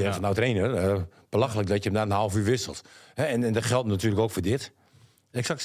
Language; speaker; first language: Dutch; native; Dutch